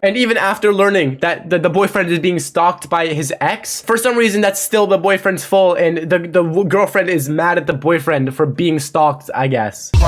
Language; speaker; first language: English; native; English